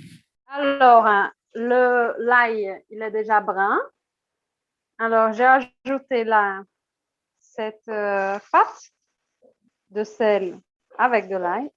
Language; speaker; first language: French; non-native, fluent; Portuguese